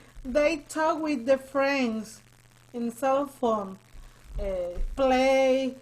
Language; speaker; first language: English; non-native, learner; Spanish